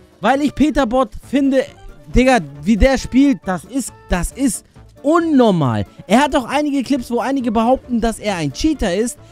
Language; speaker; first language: German; early bilingual, other home language; Albanian